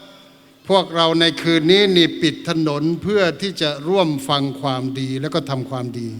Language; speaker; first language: Thai; non-native, local second language; Malay